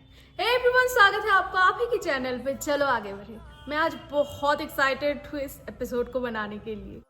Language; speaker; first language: Hindi; native; Hindi